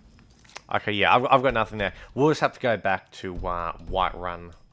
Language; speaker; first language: English; native; English